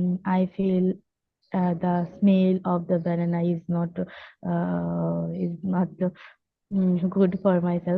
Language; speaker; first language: English; non-native, learner; Bangla